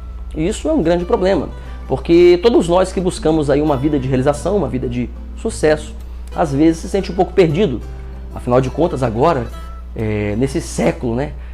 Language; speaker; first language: Portuguese; native; Portuguese